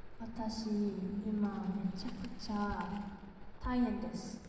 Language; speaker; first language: Japanese; non-native, learner; Korean